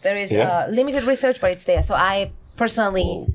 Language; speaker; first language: English; non-native, fluent; Italian